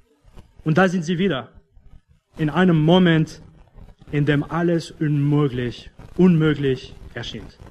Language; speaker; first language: German; non-native, fluent; English